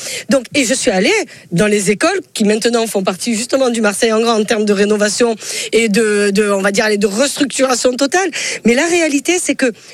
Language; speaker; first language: French; native; French